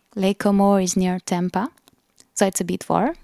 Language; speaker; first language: English; non-native, fluent; French